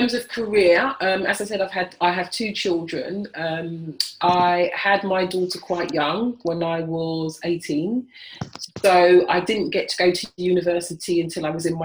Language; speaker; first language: English; native; English